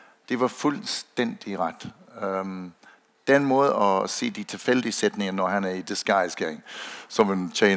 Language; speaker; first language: Danish; non-native, fluent; English